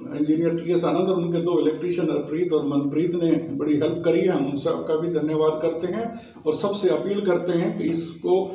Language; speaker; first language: Hindi; non-native, local second language; Punjabi